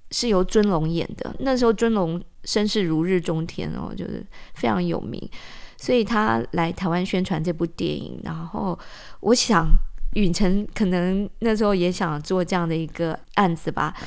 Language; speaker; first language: Chinese; native; Chinese